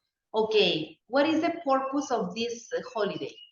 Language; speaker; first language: English; non-native, fluent; Spanish